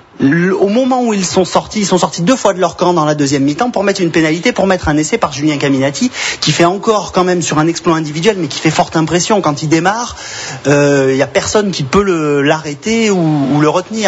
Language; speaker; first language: French; native; French